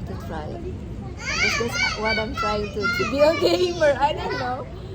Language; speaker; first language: English; non-native, fluent; Indonesian